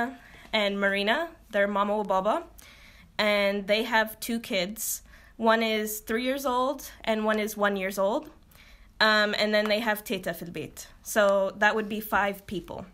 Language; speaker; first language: English; early bilingual, other home language; Arabic